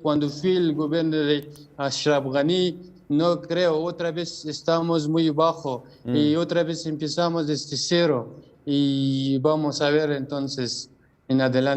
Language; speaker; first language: Spanish; non-native, learner; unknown